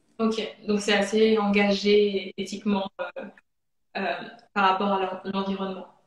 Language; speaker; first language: French; native; French